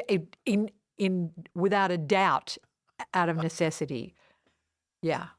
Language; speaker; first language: English; non-native, fluent; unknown